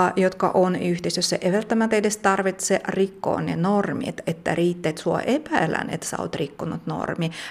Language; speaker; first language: Finnish; non-native, fluent; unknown